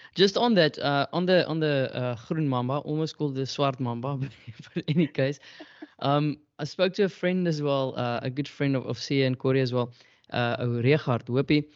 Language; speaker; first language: English; non-native, local second language; Afrikaans